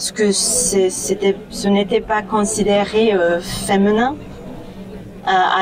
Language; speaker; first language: French; non-native, fluent; English